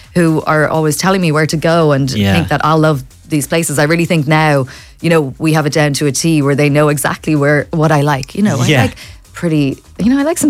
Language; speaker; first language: English; native; English